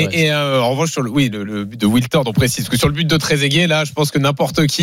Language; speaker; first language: French; native; French